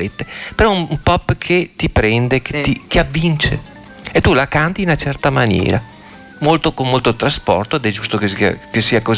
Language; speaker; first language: Italian; native; Italian